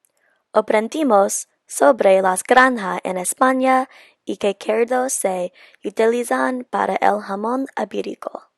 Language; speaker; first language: Spanish; non-native, learner; English